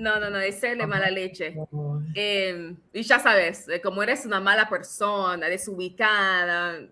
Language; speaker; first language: Spanish; non-native, fluent; English